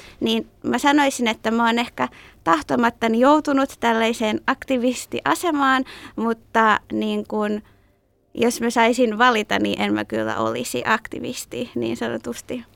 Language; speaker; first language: Finnish; early bilingual, other home language; Persian